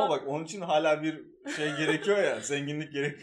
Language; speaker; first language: Turkish; native; Turkish